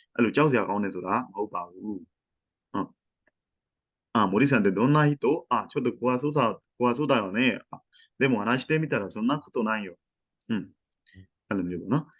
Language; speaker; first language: Japanese; non-native, fluent; Burmese